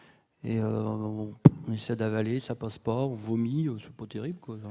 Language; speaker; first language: French; native; French